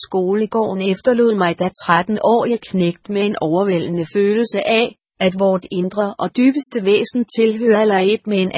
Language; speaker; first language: Danish; native; Danish